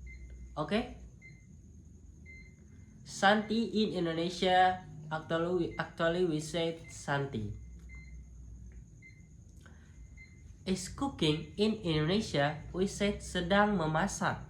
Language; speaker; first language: English; non-native, local second language; Indonesian